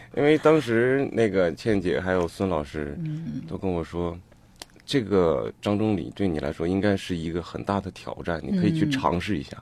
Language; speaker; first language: Chinese; native; Chinese